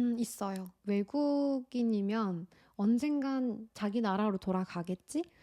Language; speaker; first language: Korean; non-native, fluent; Turkish